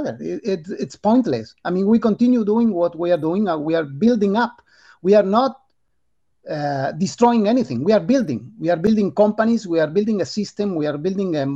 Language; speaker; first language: English; non-native, fluent; Spanish